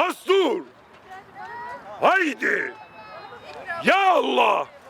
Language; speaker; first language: Turkish; native; Turkish